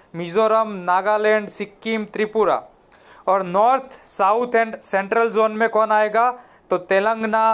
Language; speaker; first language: Hindi; non-native, local second language; Gujarati